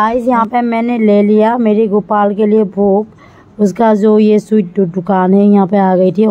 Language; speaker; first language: Hindi; non-native, local second language; Assamese